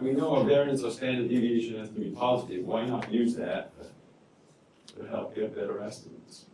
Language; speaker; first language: English; native; English